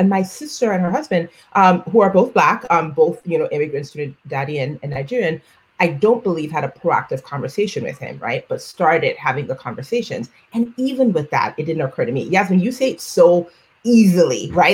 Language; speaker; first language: English; non-native, local second language; Yoruba